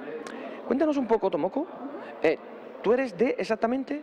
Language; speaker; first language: Spanish; native; Spanish